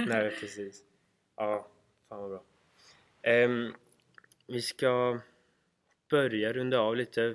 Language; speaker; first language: Swedish; native; Swedish